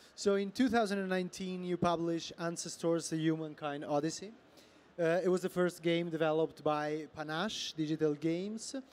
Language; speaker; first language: English; non-native, fluent; Italian